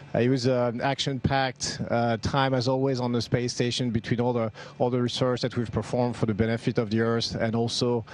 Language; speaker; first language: English; non-native, fluent; French